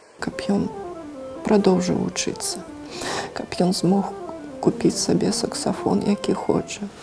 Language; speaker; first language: Belarusian; native; Belarusian